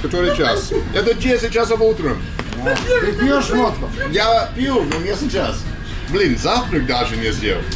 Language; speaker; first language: Russian; non-native, learner; English